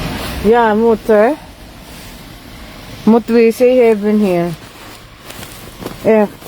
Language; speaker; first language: Dutch; non-native, learner; Filipino